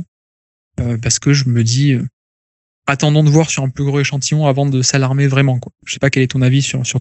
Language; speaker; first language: French; native; French